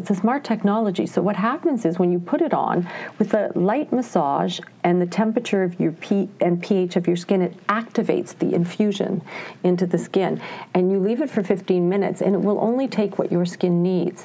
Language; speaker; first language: English; native; English